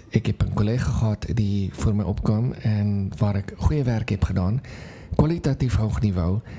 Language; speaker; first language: Dutch; non-native, fluent; Afrikaans